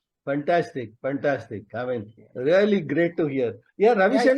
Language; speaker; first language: English; non-native, local second language; Telugu